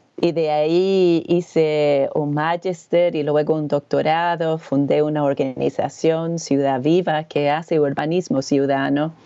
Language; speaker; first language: Spanish; non-native, fluent; English